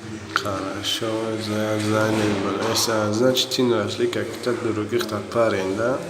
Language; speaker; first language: Russian; non-native, learner; Tajik